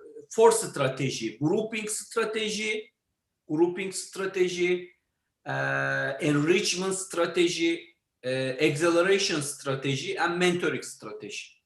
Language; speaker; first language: English; non-native, learner; Turkish